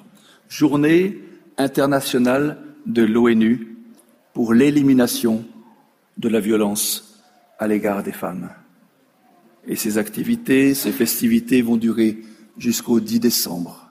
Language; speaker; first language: French; native; French